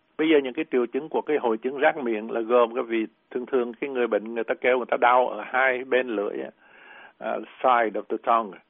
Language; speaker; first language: Vietnamese; native; Vietnamese